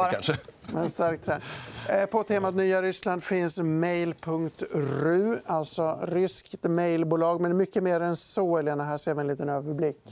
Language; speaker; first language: Swedish; native; Swedish